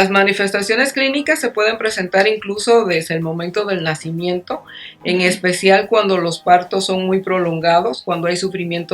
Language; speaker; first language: Spanish; native; Spanish